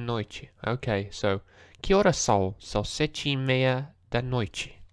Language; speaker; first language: Portuguese; non-native, learner; English